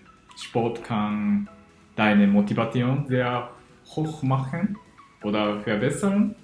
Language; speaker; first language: German; non-native, learner; Japanese